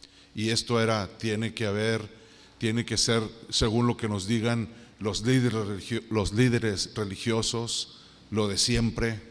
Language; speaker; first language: Spanish; native; Spanish